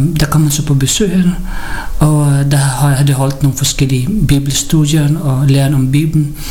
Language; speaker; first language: Danish; early bilingual, other home language; Filipino